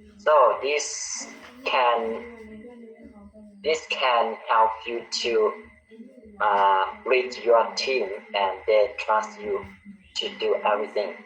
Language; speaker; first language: English; non-native, learner; Khmer